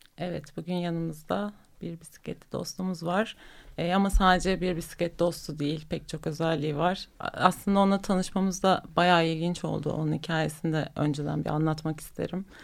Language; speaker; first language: Turkish; native; Turkish